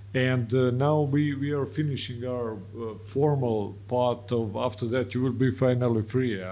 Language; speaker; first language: English; non-native, fluent; Serbian